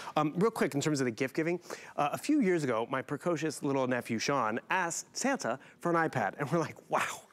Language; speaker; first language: English; native; English